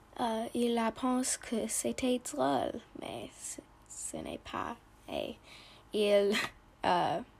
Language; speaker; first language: French; non-native, learner; English